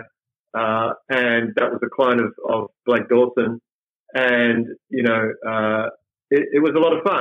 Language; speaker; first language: English; native; English